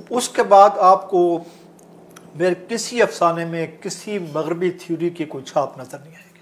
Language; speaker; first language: Urdu; non-native, local second language; Saraiki